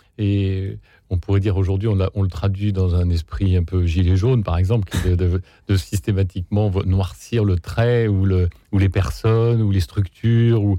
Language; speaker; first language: French; native; French